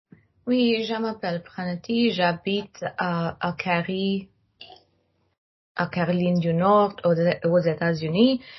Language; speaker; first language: French; non-native, learner; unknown